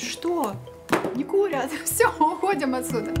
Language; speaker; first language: Russian; native; Russian